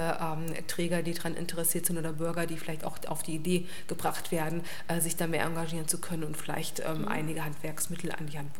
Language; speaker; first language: German; native; German